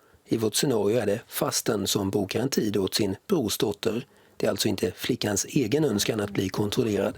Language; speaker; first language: Swedish; native; Swedish